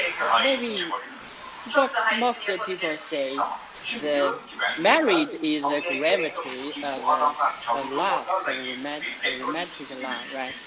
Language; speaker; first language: English; non-native, learner; Chinese